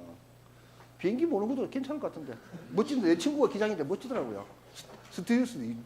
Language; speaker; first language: Korean; native; Korean